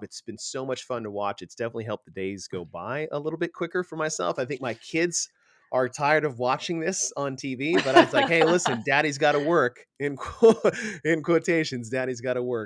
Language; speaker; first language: English; native; English